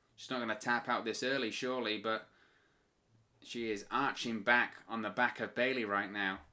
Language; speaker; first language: English; native; English